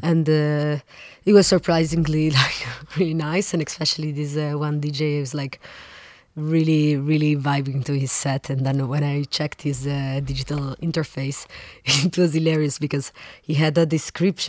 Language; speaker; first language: English; non-native, fluent; Italian